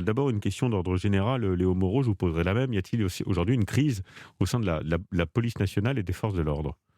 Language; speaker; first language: French; native; French